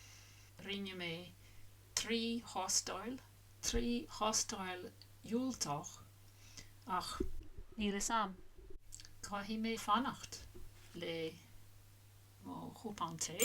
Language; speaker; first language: Irish; non-native, learner; English